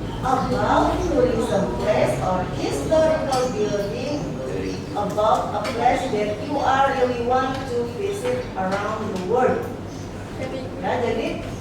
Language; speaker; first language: English; non-native, local second language; Indonesian